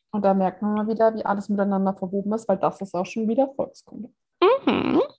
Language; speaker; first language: German; native; German